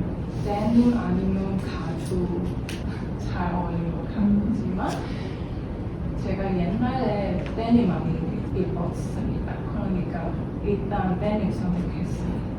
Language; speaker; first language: Korean; non-native, learner; Cantonese